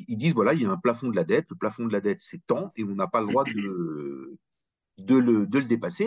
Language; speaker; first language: French; native; French